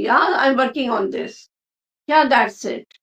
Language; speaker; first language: English; non-native, local second language; Hindi